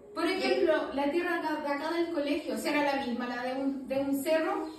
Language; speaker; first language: Spanish; native; Spanish